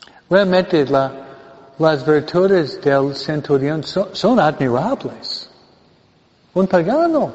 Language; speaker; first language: Spanish; non-native, fluent; English